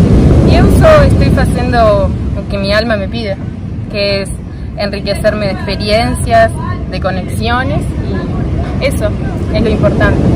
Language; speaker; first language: Portuguese; non-native, learner; Spanish